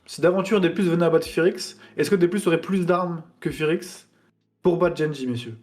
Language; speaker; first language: French; native; French